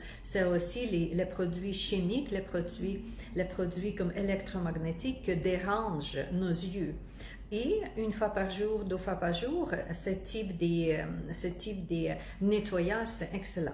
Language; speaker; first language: French; non-native, fluent; Russian